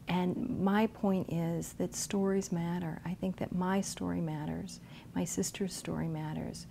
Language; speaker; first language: English; native; English